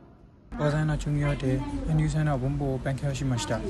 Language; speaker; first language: Japanese; non-native, learner; Burmese